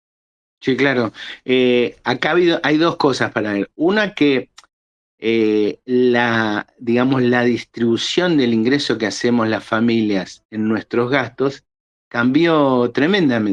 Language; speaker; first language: Spanish; native; Spanish